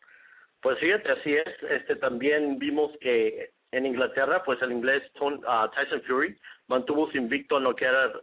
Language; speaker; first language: Spanish; native; Spanish